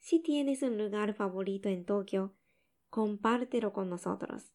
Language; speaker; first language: Spanish; non-native, learner; Japanese